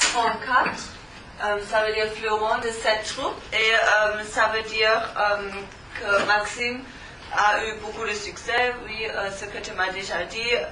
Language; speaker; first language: French; non-native, learner; German